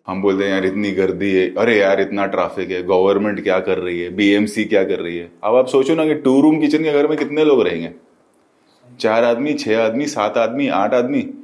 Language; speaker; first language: Hindi; native; Hindi